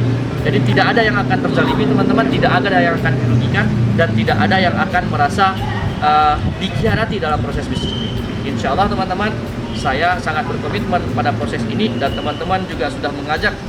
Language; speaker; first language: Indonesian; native; Indonesian